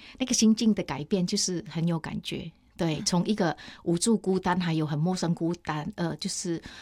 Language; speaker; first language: Chinese; non-native, fluent; Indonesian